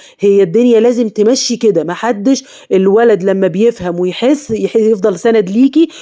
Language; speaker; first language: Arabic; native; Arabic